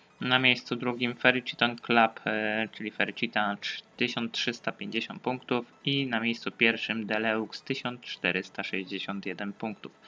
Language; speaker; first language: Polish; native; Polish